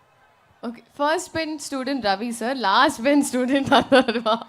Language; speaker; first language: Tamil; non-native, learner; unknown